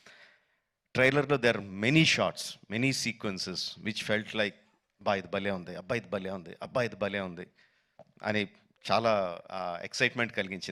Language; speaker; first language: Telugu; native; Telugu